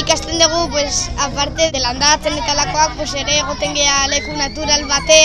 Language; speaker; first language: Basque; non-native, local second language; Spanish